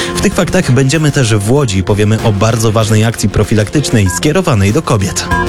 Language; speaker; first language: Polish; native; Polish